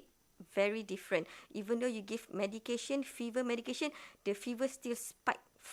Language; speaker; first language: English; non-native, local second language; Malay